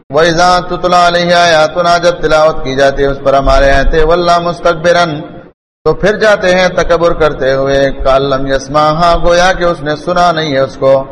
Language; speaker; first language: Urdu; non-native, local second language; Pashto